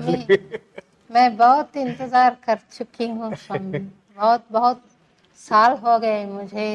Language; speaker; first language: Hindi; non-native, local second language; Telugu